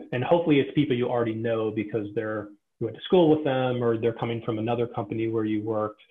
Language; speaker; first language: English; native; English